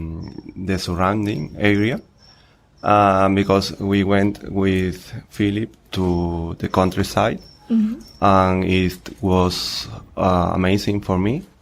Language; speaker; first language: English; non-native, learner; Spanish